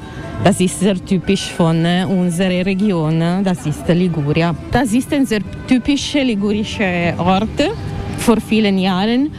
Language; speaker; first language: German; non-native, learner; Italian